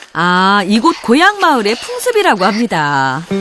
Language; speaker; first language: Korean; native; Korean